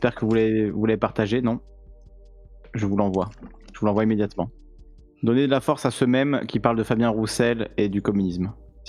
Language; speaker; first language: French; native; French